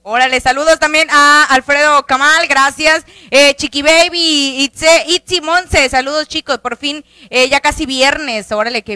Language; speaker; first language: Spanish; native; Spanish